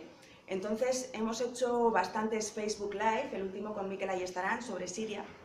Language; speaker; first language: Spanish; native; Spanish